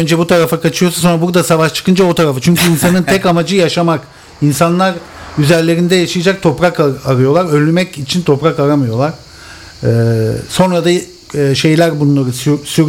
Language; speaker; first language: Turkish; native; Turkish